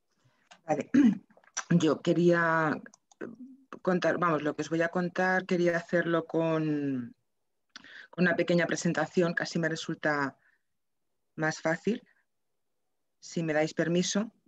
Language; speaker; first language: Spanish; native; Spanish